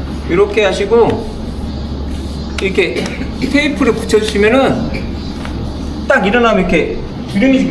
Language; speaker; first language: Korean; native; Korean